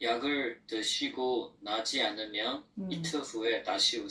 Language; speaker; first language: Korean; non-native, learner; Chinese